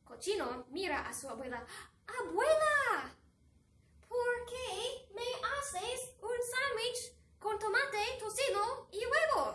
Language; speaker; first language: Spanish; non-native, fluent; English